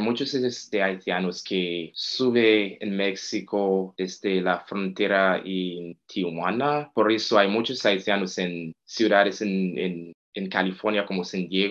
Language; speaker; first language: Spanish; non-native, fluent; Haitian Creole